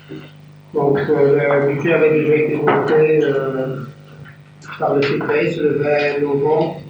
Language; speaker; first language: French; native; French